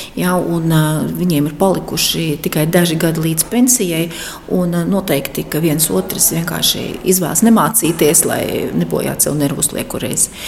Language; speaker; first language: Latvian; non-native, local second language; Russian